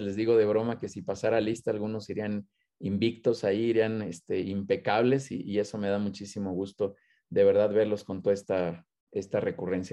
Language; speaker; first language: Spanish; native; Spanish